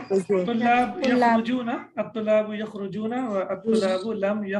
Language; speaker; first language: Arabic; non-native, fluent; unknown